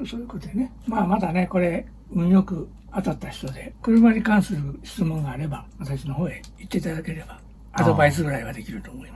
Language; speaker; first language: Japanese; native; Japanese